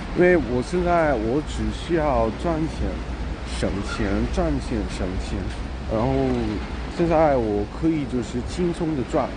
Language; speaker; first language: Chinese; non-native, fluent; English